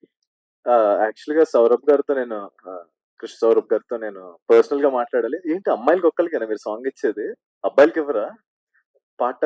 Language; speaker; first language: Telugu; native; Telugu